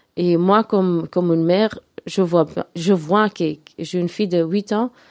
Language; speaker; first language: French; non-native, local second language; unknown